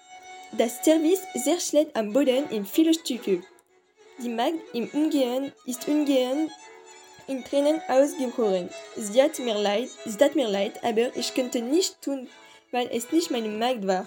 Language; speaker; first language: German; non-native, learner; French